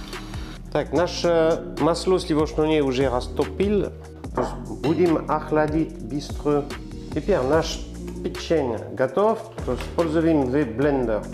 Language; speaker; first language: Russian; non-native, learner; French